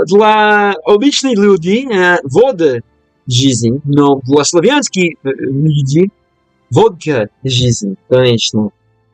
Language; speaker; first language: Russian; non-native, learner; English